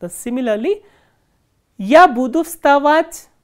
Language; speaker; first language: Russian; non-native, fluent; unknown